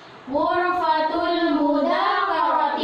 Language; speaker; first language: Arabic; non-native, learner; Indonesian